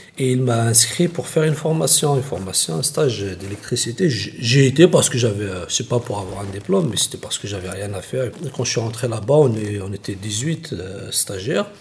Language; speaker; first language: French; non-native, local second language; Kabyle